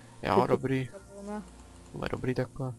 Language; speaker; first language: Czech; native; Czech